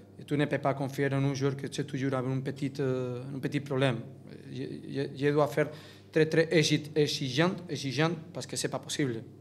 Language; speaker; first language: French; non-native, learner; Catalan